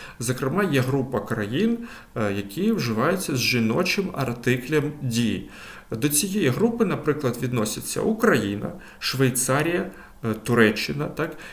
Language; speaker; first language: Ukrainian; native; Ukrainian